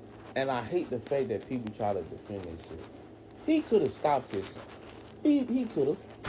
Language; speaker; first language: English; native; English